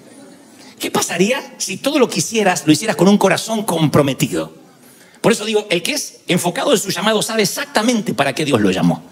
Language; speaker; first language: Spanish; native; Spanish